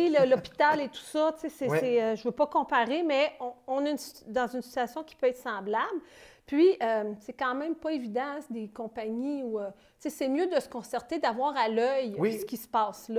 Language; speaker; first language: French; native; French